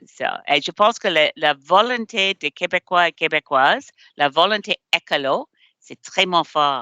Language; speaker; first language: French; non-native, learner; English